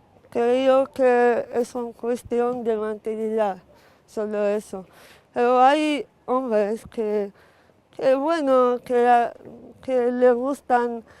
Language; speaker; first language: Spanish; non-native, fluent; Arabic